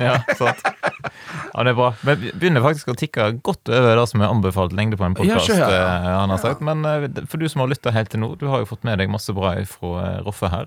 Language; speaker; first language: Norwegian; native; Norwegian